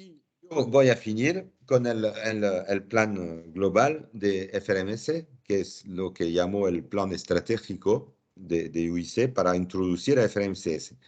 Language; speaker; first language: Spanish; non-native, fluent; French